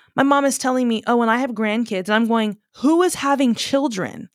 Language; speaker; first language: English; native; English